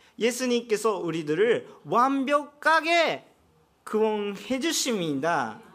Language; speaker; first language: Korean; non-native, fluent; Japanese